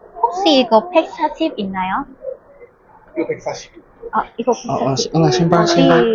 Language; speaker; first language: Korean; non-native, learner; Vietnamese